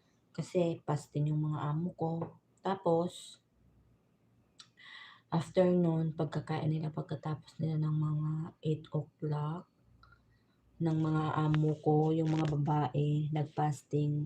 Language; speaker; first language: Filipino; non-native, local second language; Bikol